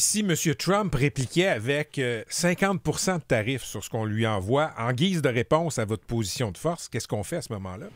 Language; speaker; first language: French; native; French